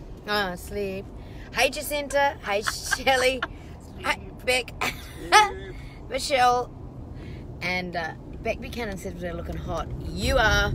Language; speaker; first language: English; native; English